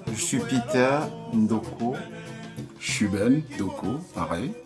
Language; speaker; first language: French; non-native, local second language; Duala